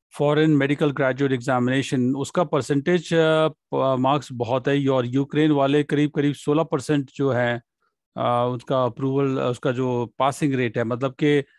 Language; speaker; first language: Hindi; non-native, local second language; Punjabi